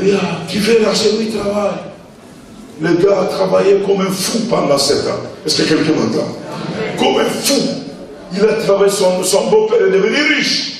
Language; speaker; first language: French; non-native, local second language; Lingala